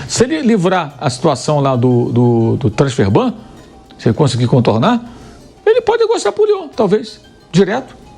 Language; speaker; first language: Portuguese; native; Portuguese